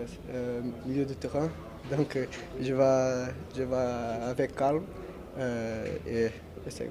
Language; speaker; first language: French; non-native, learner; Portuguese